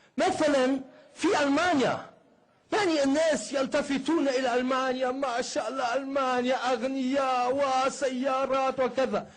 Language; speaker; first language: Egyptian Arabic; non-native, fluent; German